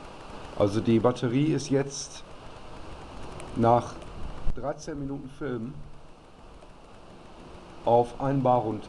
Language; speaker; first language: German; native; German